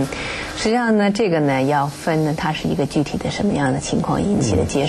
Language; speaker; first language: Chinese; native; Chinese